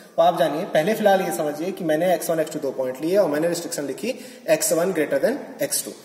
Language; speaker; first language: Hindi; native; Hindi